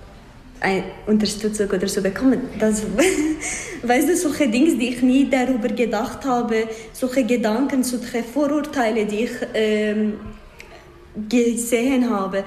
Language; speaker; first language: German; non-native, fluent; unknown